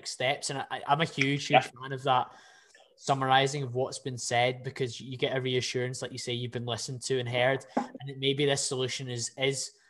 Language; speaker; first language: English; native; English